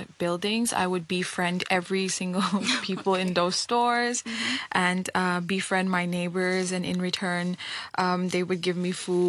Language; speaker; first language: English; non-native, local second language; Nepali